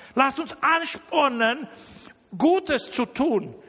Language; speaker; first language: German; early bilingual, heritage; Romanian